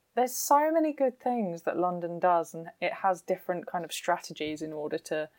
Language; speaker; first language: English; native; English